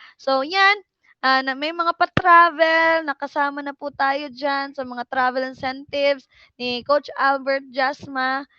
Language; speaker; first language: Filipino; non-native, local second language; Cebuano